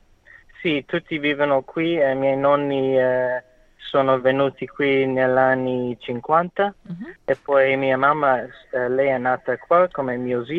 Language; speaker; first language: Italian; non-native, learner; English